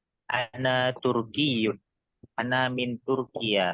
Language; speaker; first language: Arabic; non-native, learner; Indonesian